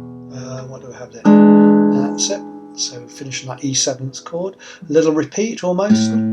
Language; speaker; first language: English; native; English